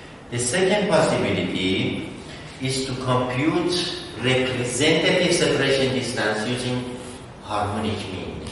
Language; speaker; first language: English; non-native, fluent; Persian